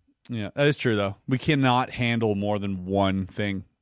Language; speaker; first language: English; native; English